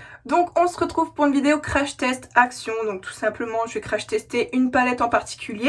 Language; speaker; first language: French; native; French